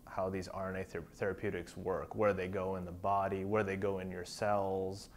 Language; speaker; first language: English; native; English